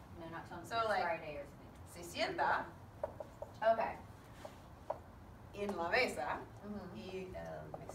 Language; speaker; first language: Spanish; non-native, fluent; English